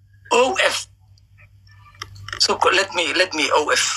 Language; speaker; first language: English; non-native, learner; Somali